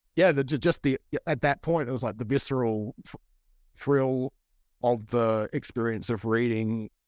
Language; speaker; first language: English; native; English